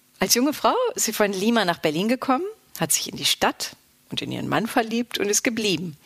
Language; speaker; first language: German; native; German